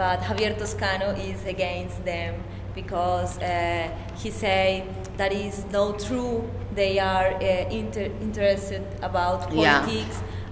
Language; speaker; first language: English; non-native, learner; Spanish